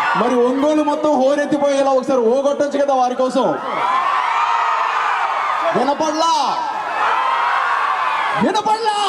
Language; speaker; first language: Telugu; native; Telugu